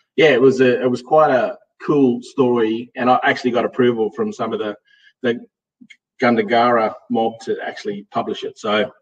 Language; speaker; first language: English; native; English